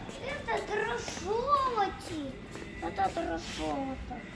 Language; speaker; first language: Russian; early bilingual, heritage; Russian